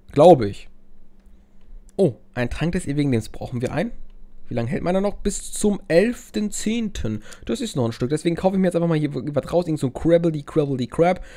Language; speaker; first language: German; native; German